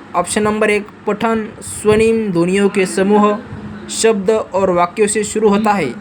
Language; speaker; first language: Hindi; non-native, local second language; Marathi